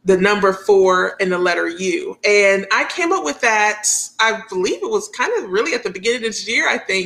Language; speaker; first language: English; native; English